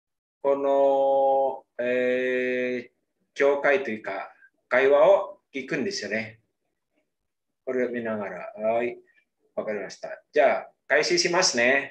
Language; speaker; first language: Japanese; non-native, learner; Indonesian